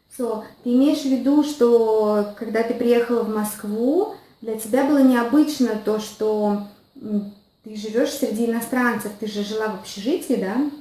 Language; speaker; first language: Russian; native; Russian